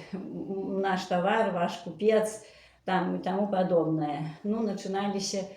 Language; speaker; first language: Belarusian; native; Belarusian